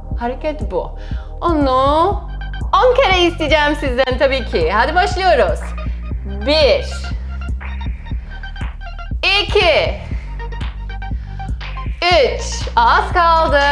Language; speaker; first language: Turkish; non-native, fluent; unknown